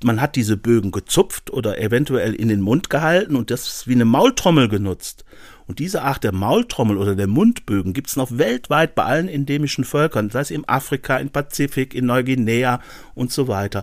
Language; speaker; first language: German; native; German